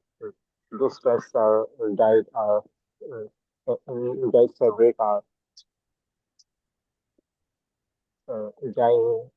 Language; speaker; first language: English; non-native, learner; Bangla